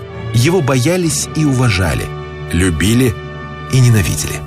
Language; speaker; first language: Russian; native; Russian